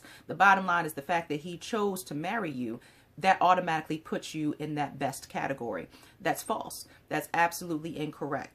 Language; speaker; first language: English; native; English